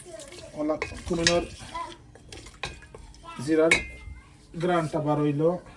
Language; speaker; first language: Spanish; non-native, fluent; Sylheti